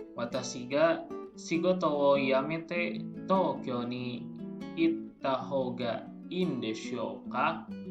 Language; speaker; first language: Japanese; non-native, learner; Indonesian